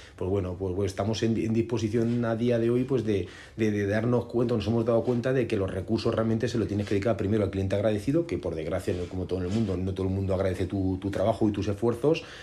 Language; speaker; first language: Spanish; native; Spanish